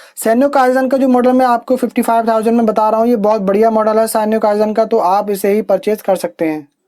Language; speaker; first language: Hindi; native; Hindi